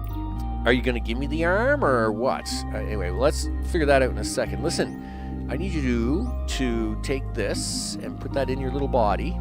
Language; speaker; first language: English; native; English